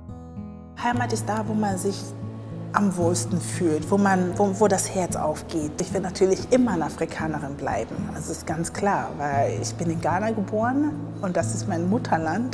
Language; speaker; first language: German; early bilingual, other home language; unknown